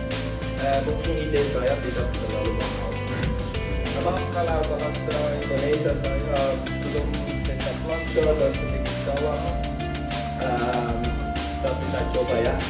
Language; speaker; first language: Indonesian; non-native, learner; English